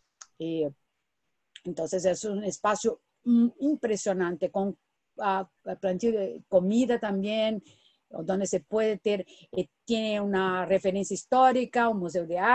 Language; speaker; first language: Spanish; non-native, fluent; Portuguese